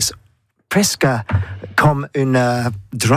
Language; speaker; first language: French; non-native, learner; English